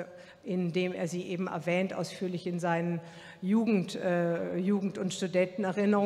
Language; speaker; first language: German; native; German